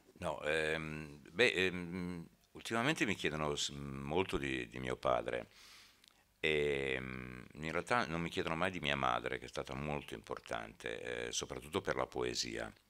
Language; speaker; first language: Italian; native; Italian